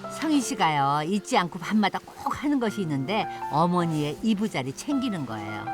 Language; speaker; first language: Korean; native; Korean